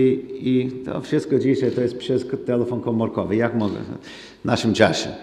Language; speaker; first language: Polish; non-native, learner; English